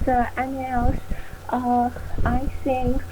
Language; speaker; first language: English; non-native, learner; Chinese